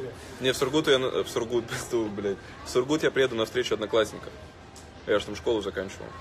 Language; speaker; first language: Russian; native; Russian